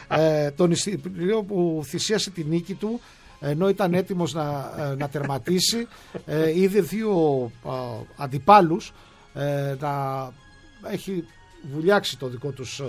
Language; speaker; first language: Greek; native; Greek